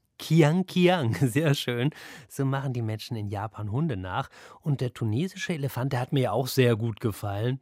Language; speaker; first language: German; native; German